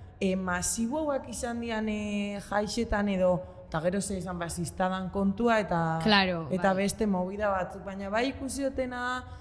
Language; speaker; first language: Basque; native; Basque